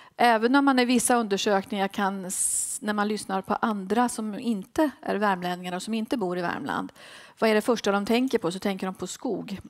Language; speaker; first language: Swedish; native; Swedish